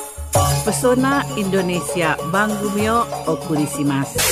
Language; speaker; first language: Japanese; non-native, fluent; Indonesian